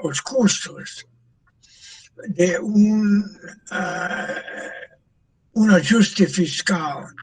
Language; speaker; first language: Portuguese; non-native, fluent; English